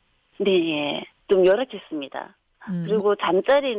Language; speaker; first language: Korean; native; Korean